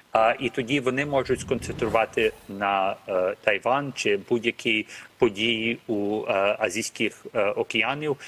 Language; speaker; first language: Ukrainian; early bilingual, heritage; Ukrainian